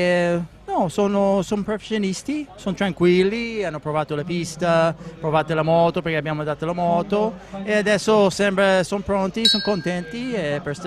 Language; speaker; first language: Italian; non-native, fluent; English